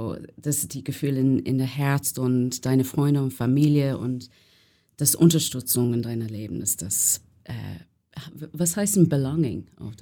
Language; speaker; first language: German; non-native, learner; English